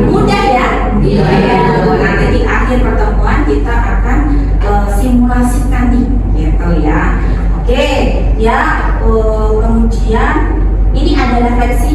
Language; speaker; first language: Indonesian; native; Indonesian